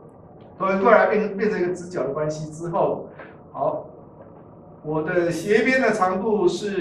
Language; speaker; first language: Chinese; native; Chinese